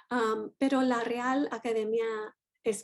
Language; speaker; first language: Spanish; non-native, fluent; English